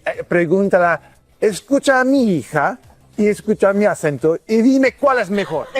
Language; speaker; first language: Spanish; non-native, learner; English